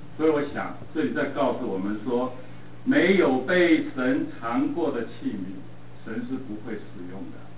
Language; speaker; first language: Chinese; native; Chinese